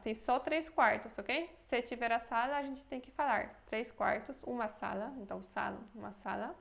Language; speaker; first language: Portuguese; non-native, fluent; Polish